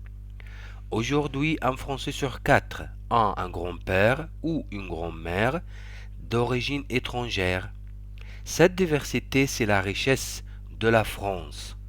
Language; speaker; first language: French; non-native, fluent; Arabic